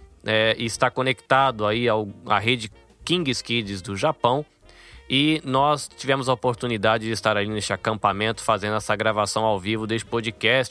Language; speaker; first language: Portuguese; native; Portuguese